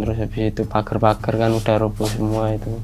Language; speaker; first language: Indonesian; native; Indonesian